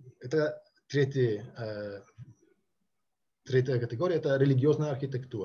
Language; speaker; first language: Russian; non-native, fluent; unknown